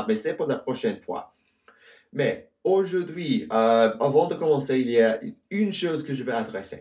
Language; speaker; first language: French; non-native, learner; English